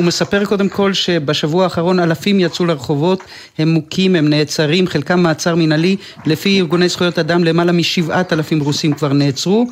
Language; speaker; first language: Hebrew; native; Hebrew